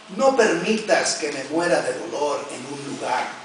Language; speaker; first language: Spanish; early bilingual, heritage; Spanish